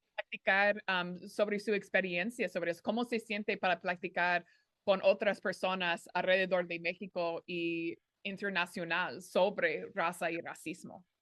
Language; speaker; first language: Spanish; non-native, fluent; English